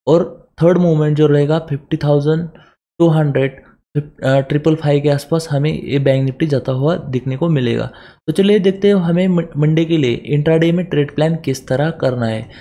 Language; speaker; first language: Hindi; non-native, local second language; Marathi